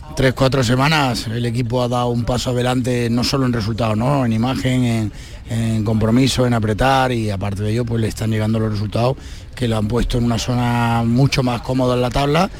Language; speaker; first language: Spanish; native; Spanish